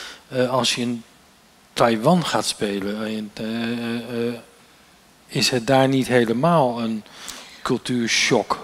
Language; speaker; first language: Dutch; native; Dutch